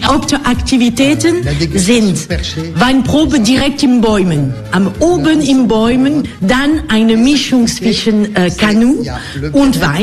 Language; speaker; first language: German; non-native, fluent; French